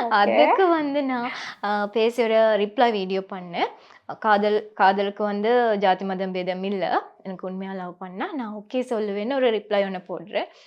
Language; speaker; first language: Tamil; non-native, local second language; Sinhala